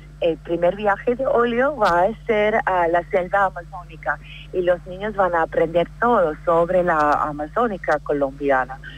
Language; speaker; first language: Spanish; non-native, fluent; English